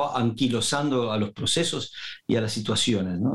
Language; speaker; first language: Spanish; native; Spanish